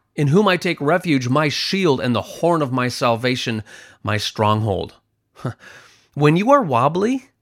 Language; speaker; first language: English; native; English